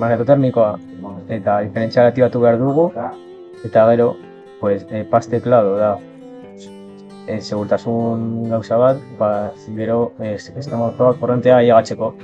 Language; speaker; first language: Basque; non-native, local second language; Spanish